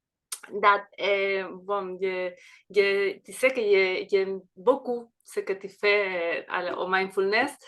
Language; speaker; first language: French; non-native, fluent; Spanish